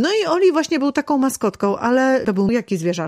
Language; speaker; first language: Polish; native; Polish